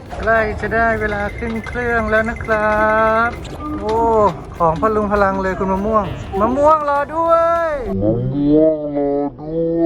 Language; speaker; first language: Thai; native; Thai